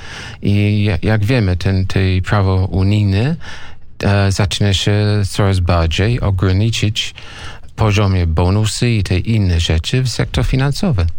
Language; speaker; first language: Polish; non-native, fluent; English